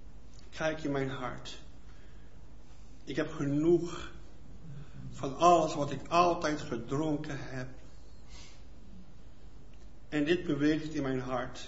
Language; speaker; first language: Dutch; non-native, fluent; Portuguese